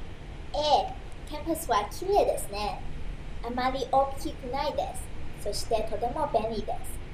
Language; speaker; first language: Japanese; non-native, learner; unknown